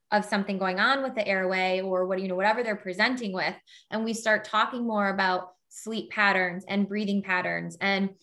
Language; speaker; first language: English; native; English